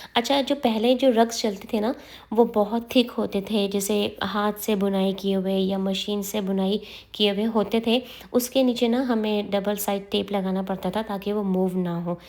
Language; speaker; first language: Urdu; native; Urdu